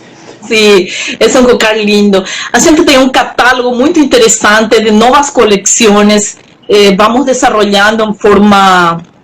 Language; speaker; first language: Portuguese; non-native, local second language; Spanish